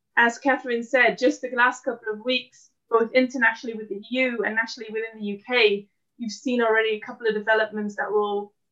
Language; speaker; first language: English; non-native, fluent; Dutch